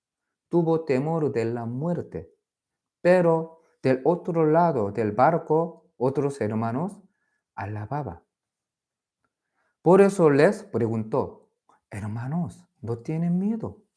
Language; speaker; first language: Spanish; non-native, fluent; Korean